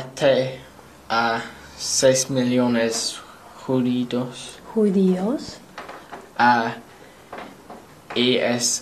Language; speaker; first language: Spanish; non-native, learner; English